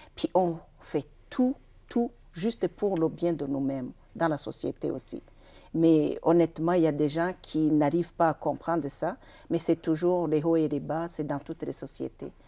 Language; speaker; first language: French; non-native, local second language; Kinyarwanda